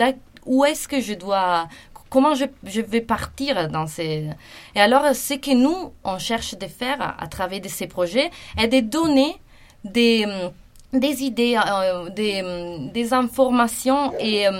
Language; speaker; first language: French; non-native, fluent; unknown